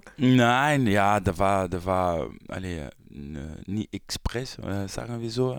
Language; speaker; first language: German; non-native, learner; Portuguese